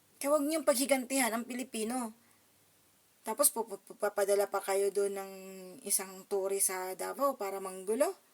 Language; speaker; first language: Filipino; non-native, local second language; Cebuano